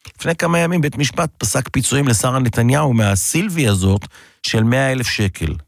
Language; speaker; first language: Hebrew; native; Hebrew